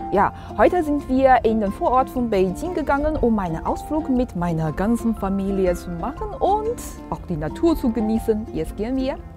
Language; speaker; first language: German; non-native, fluent; Chinese